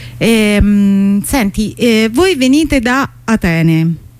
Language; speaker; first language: Italian; native; Italian